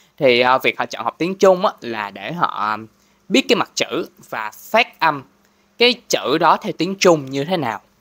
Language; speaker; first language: Vietnamese; non-native, local second language; Cantonese